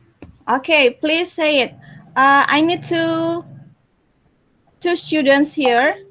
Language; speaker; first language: English; non-native, fluent; Indonesian